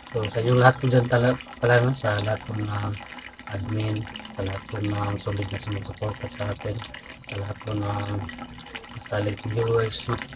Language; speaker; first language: Filipino; non-native, local second language; Cebuano